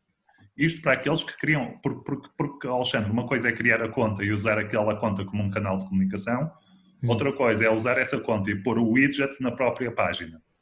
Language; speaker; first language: Portuguese; native; Portuguese